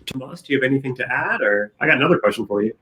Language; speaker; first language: English; native; English